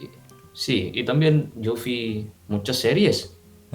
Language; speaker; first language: Spanish; non-native, fluent; Indonesian